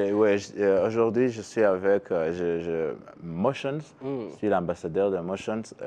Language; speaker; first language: French; non-native, learner; Kinyarwanda